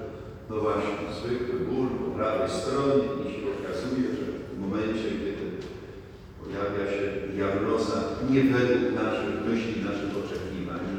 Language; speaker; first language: Polish; native; Polish